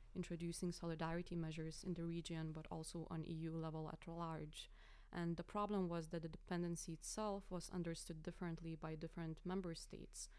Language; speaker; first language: English; non-native, fluent; Lithuanian